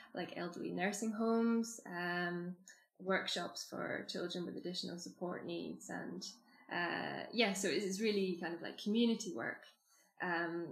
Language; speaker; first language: English; native; English